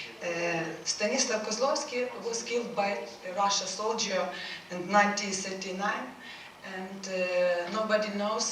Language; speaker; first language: English; non-native, learner; Ukrainian